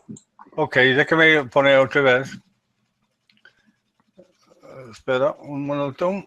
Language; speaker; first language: Spanish; non-native, learner; English